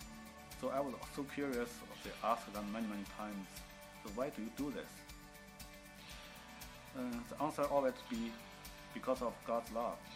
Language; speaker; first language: English; non-native, fluent; Chinese